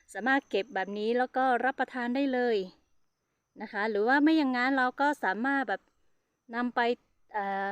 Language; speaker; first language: Thai; non-native, local second language; Hmong